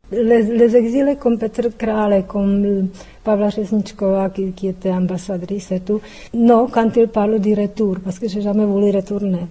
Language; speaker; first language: French; non-native, fluent; Czech